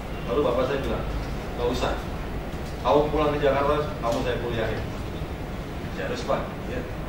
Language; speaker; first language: Indonesian; native; Indonesian